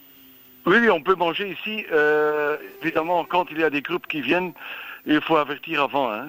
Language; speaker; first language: French; non-native, local second language; Dutch